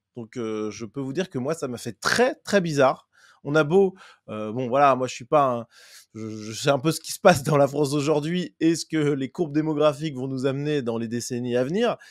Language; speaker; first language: French; native; French